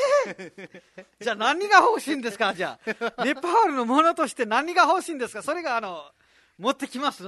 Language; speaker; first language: Japanese; non-native, fluent; Nepali